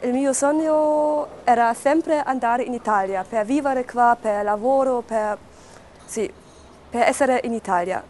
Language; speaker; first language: Italian; non-native, learner; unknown